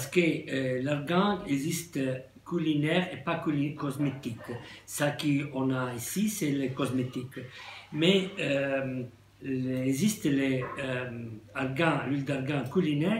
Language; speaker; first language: French; non-native, fluent; Italian